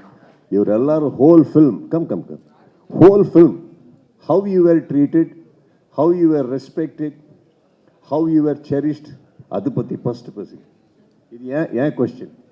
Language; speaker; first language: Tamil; non-native, local second language; Kannada